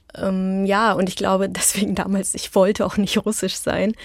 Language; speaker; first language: German; early bilingual, other home language; Russian